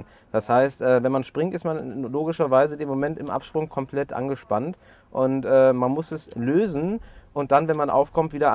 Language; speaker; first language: German; native; German